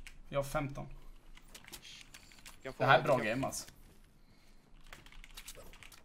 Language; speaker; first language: Swedish; native; Swedish